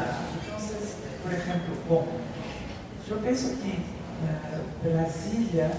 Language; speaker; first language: Spanish; non-native, fluent; Portuguese